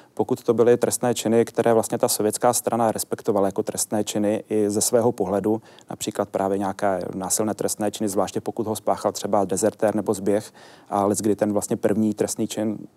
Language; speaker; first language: Czech; native; Czech